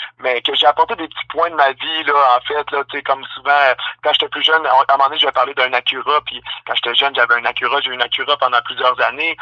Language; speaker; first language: French; native; French